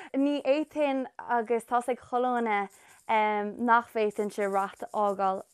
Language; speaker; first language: Irish; native; Irish